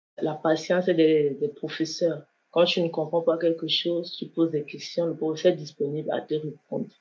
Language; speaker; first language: French; non-native, local second language; Kinyarwanda